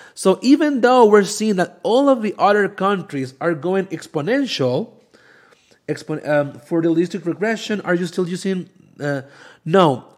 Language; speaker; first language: English; non-native, fluent; Spanish